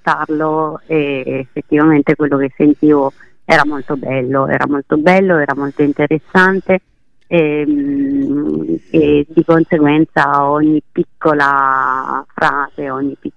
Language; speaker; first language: Italian; native; Italian